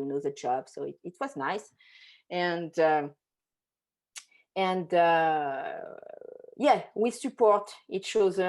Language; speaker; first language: English; non-native, fluent; French